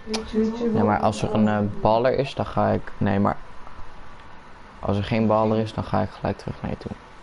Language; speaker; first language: Dutch; native; Dutch